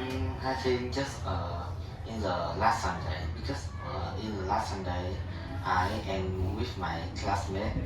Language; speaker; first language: English; non-native, learner; Vietnamese